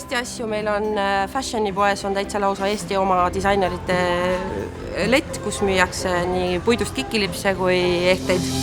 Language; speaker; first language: Estonian; native; Estonian